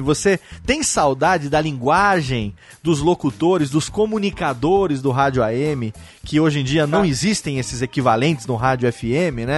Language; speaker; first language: Portuguese; native; Portuguese